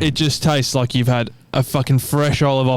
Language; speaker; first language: English; native; English